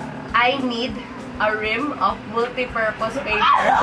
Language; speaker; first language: English; non-native, local second language; Filipino